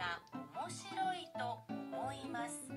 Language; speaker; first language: Japanese; non-native, learner; French